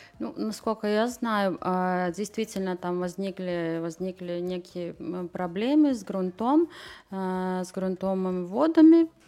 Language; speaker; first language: Russian; non-native, local second language; Latvian